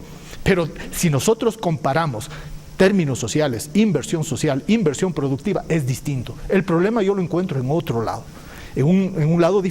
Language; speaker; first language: Spanish; native; Spanish